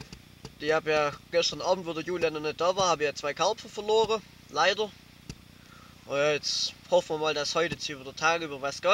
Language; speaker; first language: German; native; German